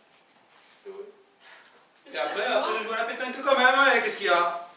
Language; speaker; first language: French; native; French